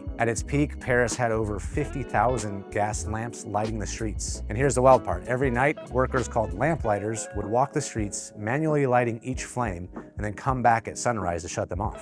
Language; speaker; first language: English; native; English